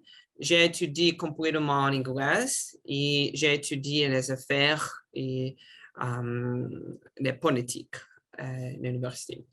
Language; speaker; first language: French; non-native, learner; Russian